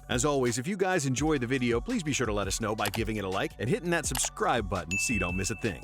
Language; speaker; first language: English; native; English